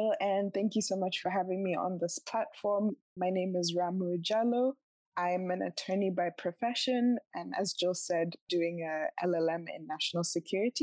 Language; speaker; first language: English; non-native, local second language; Tswana